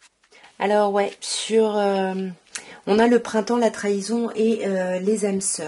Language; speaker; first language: French; native; French